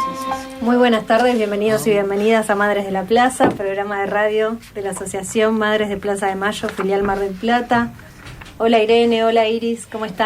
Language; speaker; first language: Spanish; native; Spanish